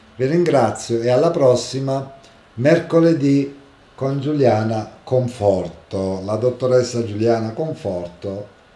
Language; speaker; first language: Italian; native; Italian